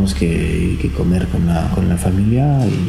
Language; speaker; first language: Spanish; non-native, fluent; French